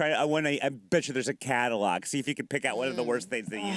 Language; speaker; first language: English; native; English